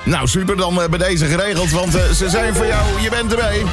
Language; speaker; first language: Dutch; native; Dutch